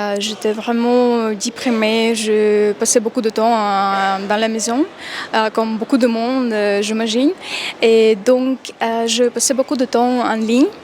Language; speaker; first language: French; non-native, fluent; Russian